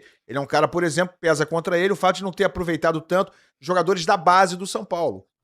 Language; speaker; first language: Portuguese; native; Portuguese